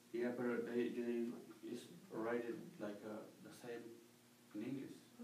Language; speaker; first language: English; non-native, learner; Spanish